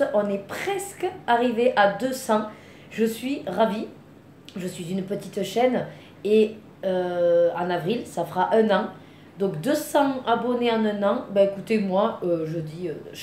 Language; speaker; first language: French; native; French